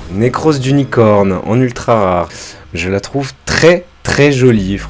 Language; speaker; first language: French; native; French